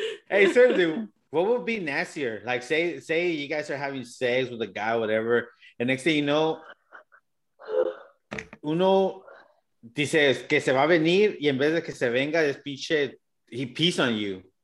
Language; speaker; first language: English; early bilingual, other home language; Spanish